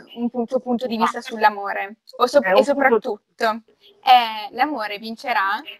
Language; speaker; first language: Italian; non-native, fluent; Russian